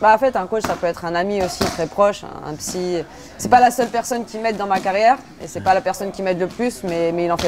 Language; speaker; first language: French; native; French